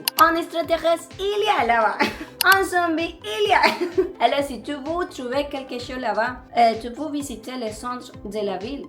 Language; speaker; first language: French; non-native, learner; Spanish